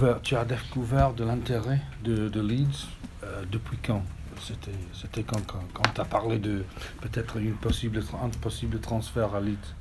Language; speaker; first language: French; non-native, learner; English